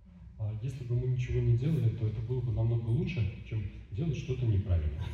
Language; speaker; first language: Russian; native; Russian